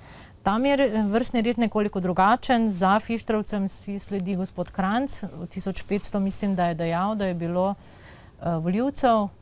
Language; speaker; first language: Slovenian; native; Slovenian